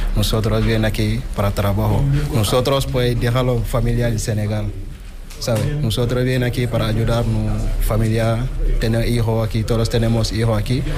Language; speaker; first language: Spanish; non-native, learner; Wolof